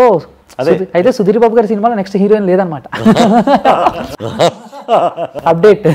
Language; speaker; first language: Telugu; native; Telugu